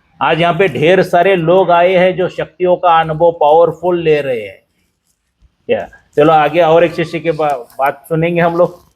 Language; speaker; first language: Hindi; non-native, local second language; Marathi